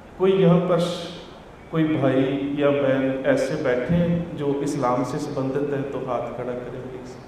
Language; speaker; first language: Hindi; non-native, local second language; Punjabi